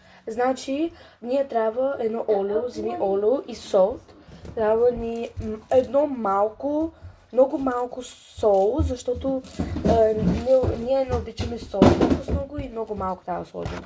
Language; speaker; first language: Bulgarian; early bilingual, heritage; Bulgarian